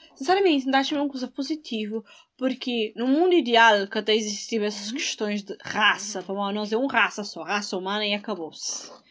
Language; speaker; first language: Portuguese; non-native, local second language; Kabuverdianu